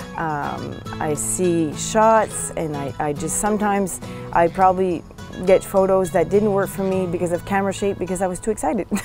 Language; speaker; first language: English; native; English